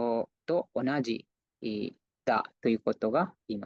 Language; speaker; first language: Japanese; non-native, fluent; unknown